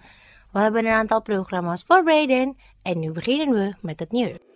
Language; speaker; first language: Dutch; non-native, fluent; Indonesian